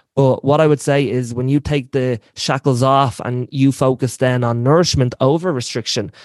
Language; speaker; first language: English; native; English